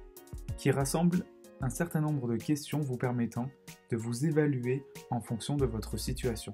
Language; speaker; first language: French; native; French